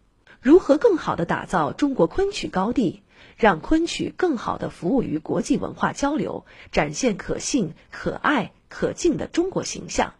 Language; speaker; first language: Chinese; native; Chinese